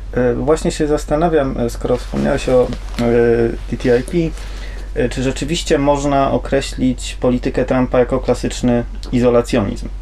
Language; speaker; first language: Polish; native; Polish